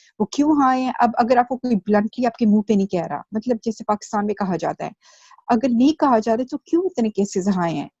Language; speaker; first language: Urdu; early bilingual, heritage; Urdu